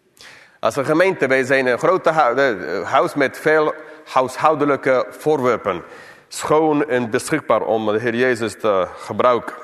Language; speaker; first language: Dutch; non-native, fluent; English